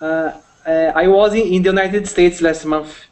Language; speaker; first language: English; non-native, learner; Portuguese